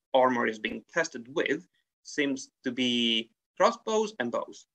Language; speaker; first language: English; non-native, fluent; Italian